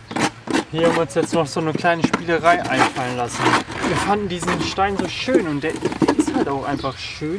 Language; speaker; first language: German; native; German